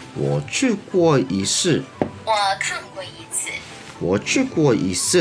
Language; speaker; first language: Chinese; non-native, learner; Korean